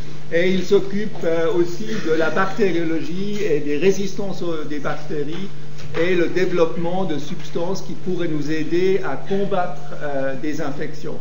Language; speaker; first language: French; native; French